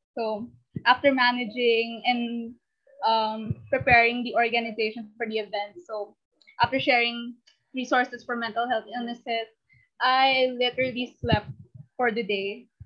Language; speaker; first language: English; non-native, local second language; Filipino